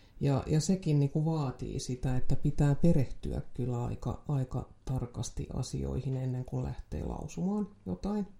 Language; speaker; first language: Finnish; non-native, local second language; Swedish